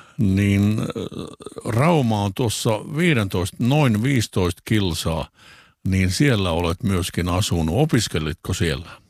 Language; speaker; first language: Finnish; native; Finnish